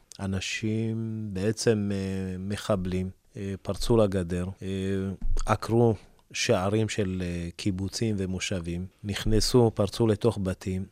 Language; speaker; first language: Hebrew; early bilingual, other home language; Amharic